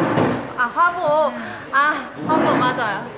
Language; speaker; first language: Korean; non-native, fluent; Chinese